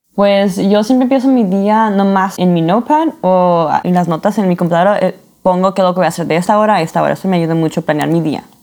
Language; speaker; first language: Spanish; early bilingual, heritage; Spanish